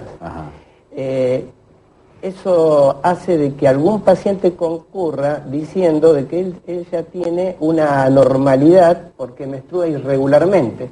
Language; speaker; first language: Spanish; native; Spanish